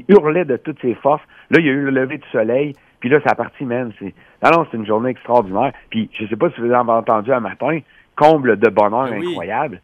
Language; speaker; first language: French; native; French